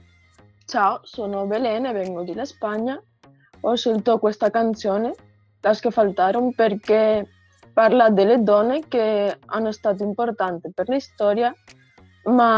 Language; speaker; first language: Italian; non-native, learner; Spanish